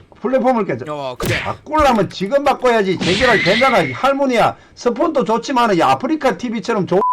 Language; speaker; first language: Korean; native; Korean